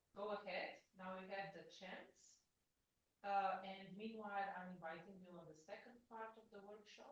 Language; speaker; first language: English; non-native, fluent; Slovenian